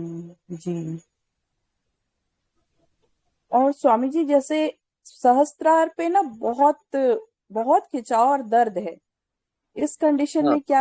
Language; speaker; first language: Hindi; native; Hindi